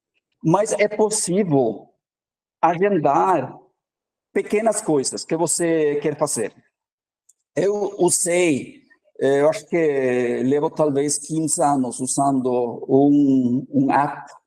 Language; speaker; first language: Portuguese; non-native, fluent; Norwegian